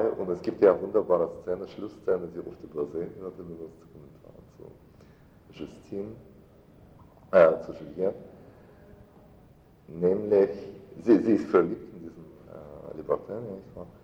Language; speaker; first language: German; non-native, fluent; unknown